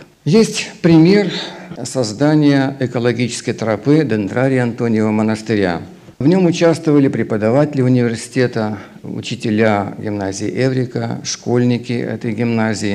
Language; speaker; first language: Russian; native; Russian